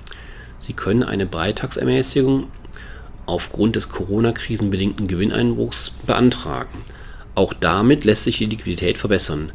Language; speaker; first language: German; native; German